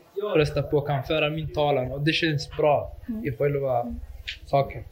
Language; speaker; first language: Swedish; native; Swedish